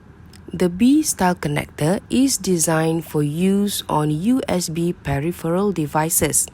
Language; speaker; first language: English; non-native, local second language; Malay